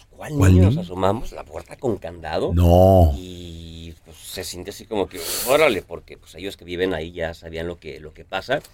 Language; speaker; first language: Spanish; native; Spanish